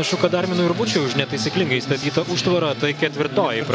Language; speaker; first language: Lithuanian; native; Lithuanian